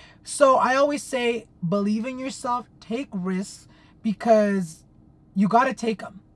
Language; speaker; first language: English; early bilingual, other home language; Spanish